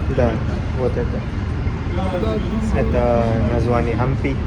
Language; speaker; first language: Russian; non-native, learner; Kannada